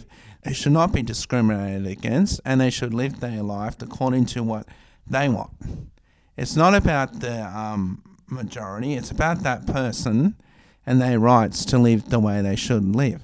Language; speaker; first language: English; native; English